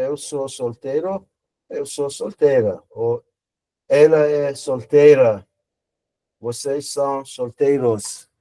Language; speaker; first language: Portuguese; non-native, fluent; Persian